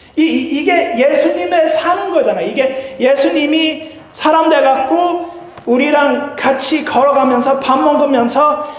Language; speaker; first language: Korean; native; Korean